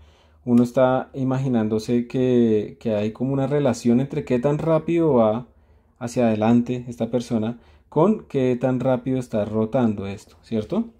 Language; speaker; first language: Spanish; native; Spanish